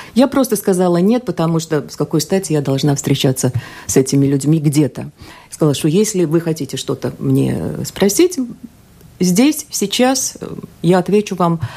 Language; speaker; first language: Russian; non-native, local second language; Latvian